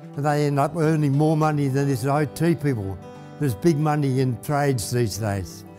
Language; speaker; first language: English; native; English